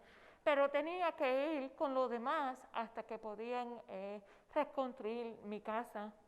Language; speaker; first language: Spanish; non-native, fluent; English